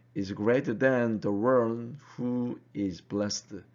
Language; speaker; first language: English; non-native, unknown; Korean